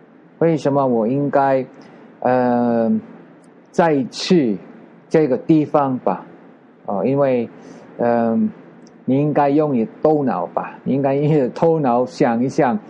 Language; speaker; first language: Chinese; non-native, learner; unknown